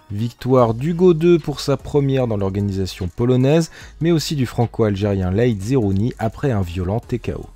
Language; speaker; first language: French; native; French